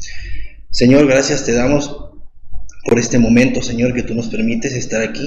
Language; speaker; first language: Spanish; native; Spanish